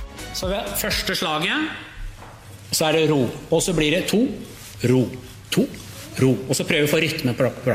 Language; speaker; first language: Norwegian; non-native, learner; Spanish